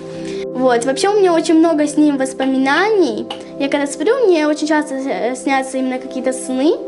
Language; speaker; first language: Russian; native; Russian